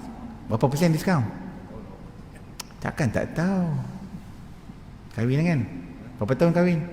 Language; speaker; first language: Malay; native; Malay